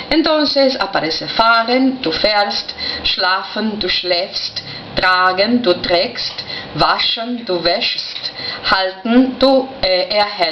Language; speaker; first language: German; non-native, fluent; Spanish